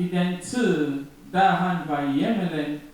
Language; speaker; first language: Danish; non-native, learner; French